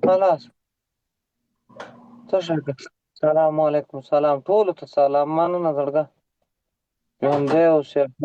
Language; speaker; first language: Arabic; non-native, learner; Pashto